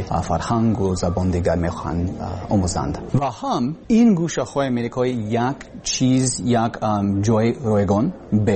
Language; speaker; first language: Persian; non-native, learner; English